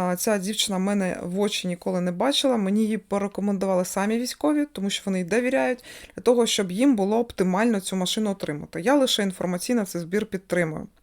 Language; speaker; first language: Ukrainian; non-native, local second language; Russian